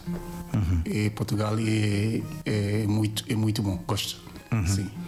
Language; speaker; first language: Portuguese; non-native, learner; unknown